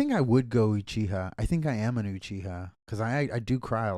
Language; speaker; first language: English; native; English